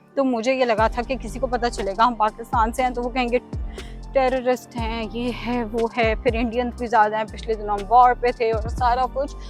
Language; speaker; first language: Urdu; native; Urdu